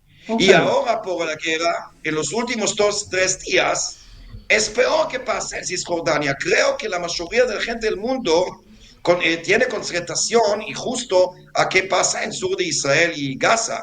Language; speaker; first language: Spanish; non-native, fluent; Hebrew